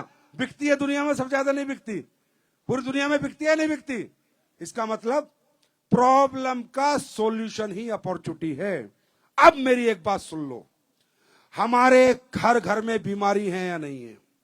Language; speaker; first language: Hindi; native; Hindi